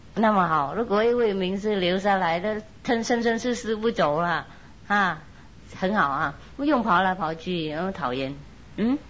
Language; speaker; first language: Chinese; non-native, fluent; Vietnamese